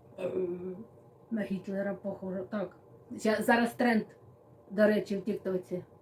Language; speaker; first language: Ukrainian; native; Ukrainian